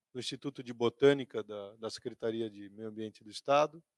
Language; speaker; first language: Portuguese; native; Portuguese